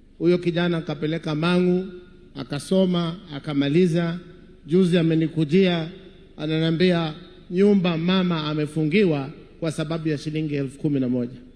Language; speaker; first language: Swahili; non-native, local second language; Kikuyu